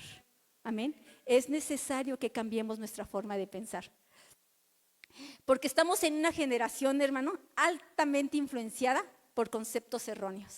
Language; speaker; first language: Spanish; native; Spanish